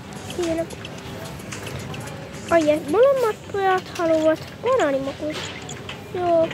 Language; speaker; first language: Finnish; early bilingual, heritage; Finnish